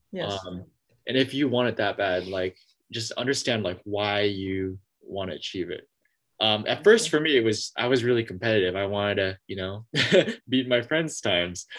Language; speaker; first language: English; native; English